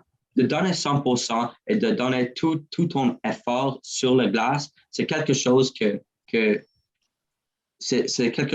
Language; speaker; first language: French; non-native, learner; English